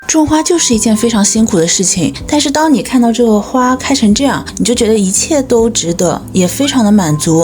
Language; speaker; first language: Chinese; native; Chinese